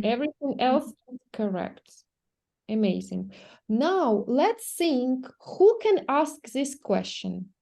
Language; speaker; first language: English; non-native, fluent; Ukrainian